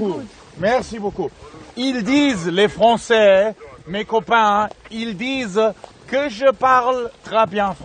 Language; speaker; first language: French; non-native, fluent; German